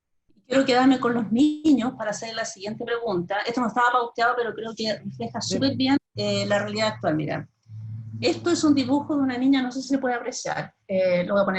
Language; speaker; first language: Spanish; native; Spanish